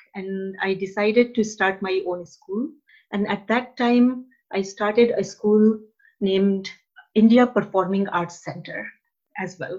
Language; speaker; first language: English; non-native, local second language; Hindi